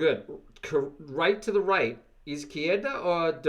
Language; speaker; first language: Spanish; non-native, learner; English